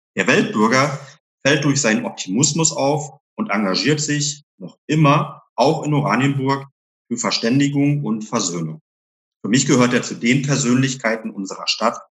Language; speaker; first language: German; native; German